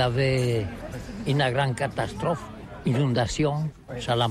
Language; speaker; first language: French; non-native, learner; Catalan